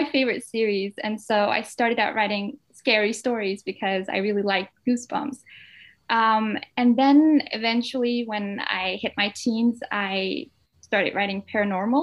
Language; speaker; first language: English; non-native, fluent; Danish